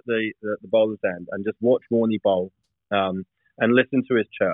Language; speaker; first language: English; native; English